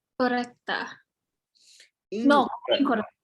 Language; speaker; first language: Spanish; non-native, learner; English